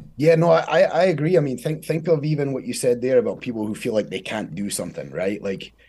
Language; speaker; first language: English; native; English